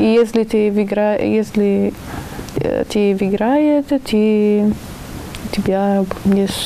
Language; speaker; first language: Russian; non-native, learner; Italian